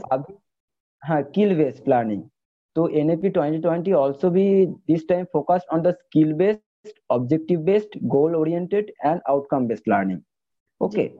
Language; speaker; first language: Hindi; non-native, local second language; Bangla